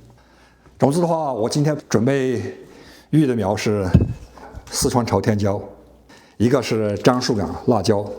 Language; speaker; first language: Chinese; native; Chinese